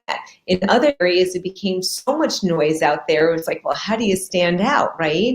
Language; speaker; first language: English; native; English